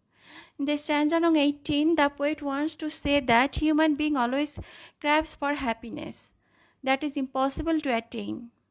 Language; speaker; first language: English; non-native, local second language; Bangla